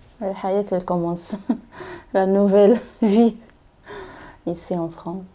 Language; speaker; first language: French; non-native, learner; Arabic